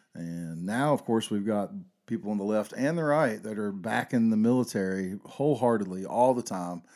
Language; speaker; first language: English; native; English